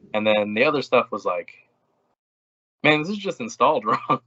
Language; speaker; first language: English; native; English